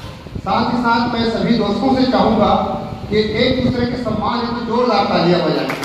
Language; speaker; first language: Hindi; native; Hindi